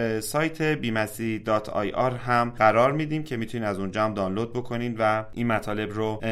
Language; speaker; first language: Persian; non-native, local second language; Azerbaijani